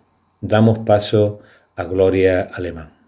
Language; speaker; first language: Spanish; native; Spanish